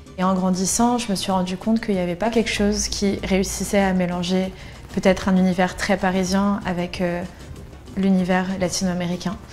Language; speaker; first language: French; early bilingual, other home language; Spanish